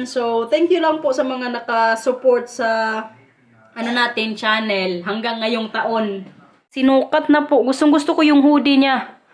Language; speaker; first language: Filipino; non-native, local second language; Waray